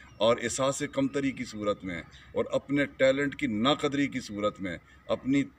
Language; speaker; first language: Urdu; non-native, local second language; Pahari-Potwari